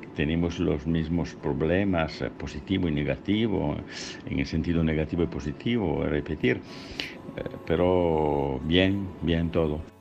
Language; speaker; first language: Spanish; non-native, learner; Italian